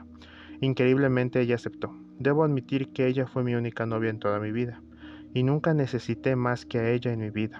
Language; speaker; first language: Spanish; native; Spanish